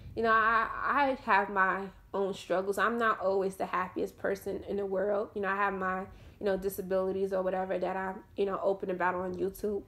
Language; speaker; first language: English; native; English